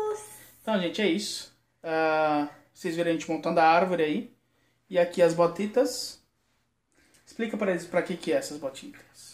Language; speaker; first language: Portuguese; native; Portuguese